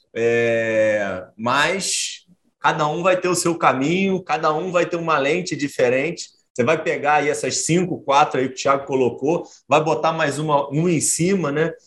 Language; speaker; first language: Portuguese; native; Portuguese